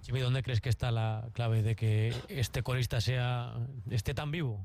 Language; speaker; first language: Spanish; native; Spanish